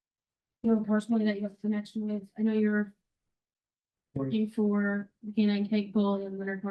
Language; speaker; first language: English; native; English